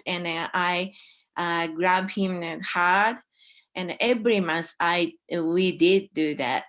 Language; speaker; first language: English; non-native, learner; Japanese